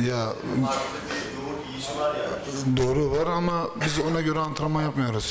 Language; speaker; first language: Turkish; early bilingual, heritage; Turkish